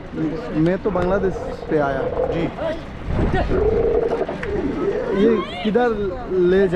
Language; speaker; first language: Hindi; non-native, learner; Bangla